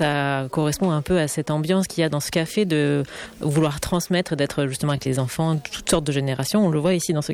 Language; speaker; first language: French; native; French